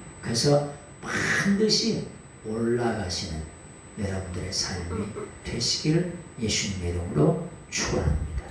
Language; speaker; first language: Korean; native; Korean